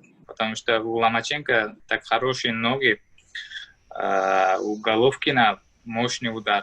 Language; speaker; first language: Russian; non-native, learner; Uzbek